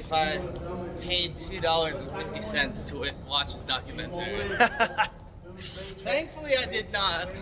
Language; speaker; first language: English; native; English